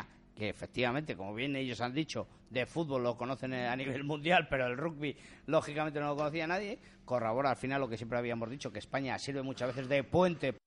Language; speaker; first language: Spanish; native; Spanish